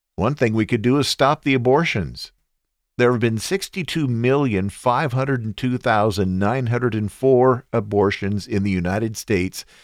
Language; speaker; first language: English; native; English